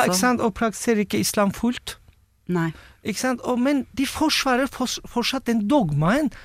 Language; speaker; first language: Norwegian; non-native, fluent; Turkish